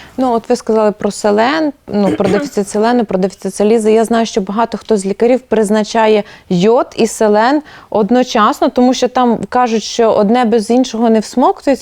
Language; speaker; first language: Ukrainian; native; Ukrainian